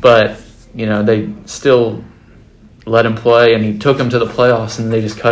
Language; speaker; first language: English; native; English